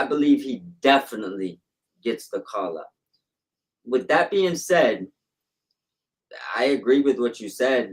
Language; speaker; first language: English; native; English